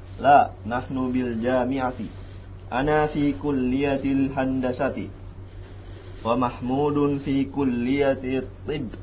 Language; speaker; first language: Arabic; non-native, learner; Indonesian